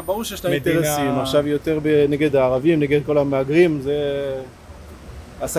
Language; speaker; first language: Hebrew; non-native, fluent; French